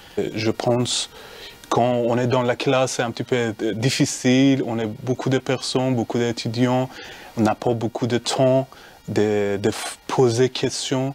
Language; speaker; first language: French; non-native, learner; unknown